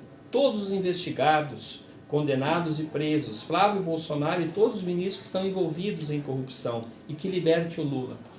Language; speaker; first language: Portuguese; native; Portuguese